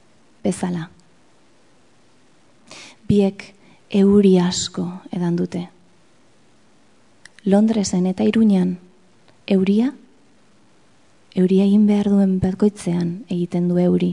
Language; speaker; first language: English; non-native, fluent; Spanish